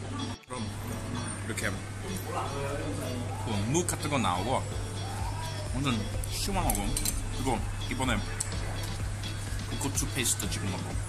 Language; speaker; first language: Korean; non-native, fluent; English